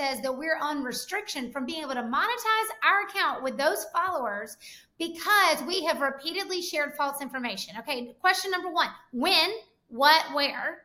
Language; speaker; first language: English; native; English